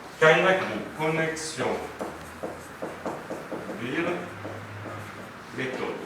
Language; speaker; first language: Turkish; non-native, fluent; French